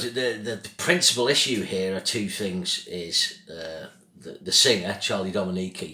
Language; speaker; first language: English; native; English